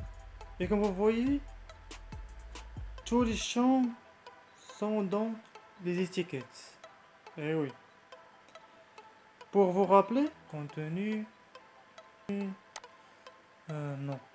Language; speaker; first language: French; non-native, learner; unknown